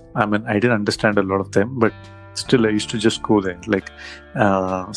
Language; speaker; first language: English; non-native, local second language; Tamil